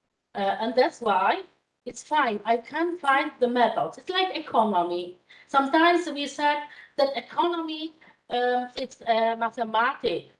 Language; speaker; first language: English; non-native, fluent; Polish